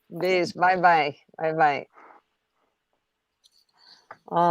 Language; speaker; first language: English; non-native, learner; Portuguese